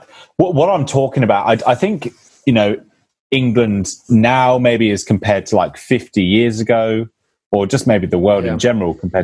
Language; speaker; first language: English; native; English